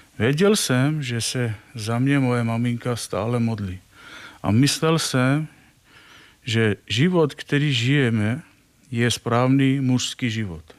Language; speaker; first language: Czech; non-native, fluent; Armenian